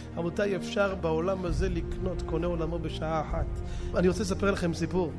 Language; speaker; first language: Hebrew; native; Hebrew